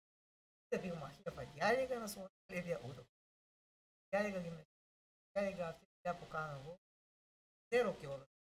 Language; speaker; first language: Greek; non-native, learner; Russian